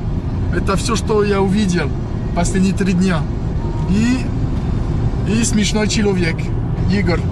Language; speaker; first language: Russian; non-native, learner; French